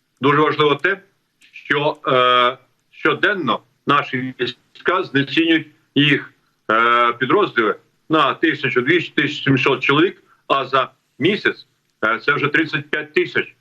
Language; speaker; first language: Ukrainian; native; Ukrainian